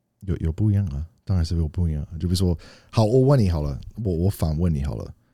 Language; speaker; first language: Chinese; non-native, fluent; English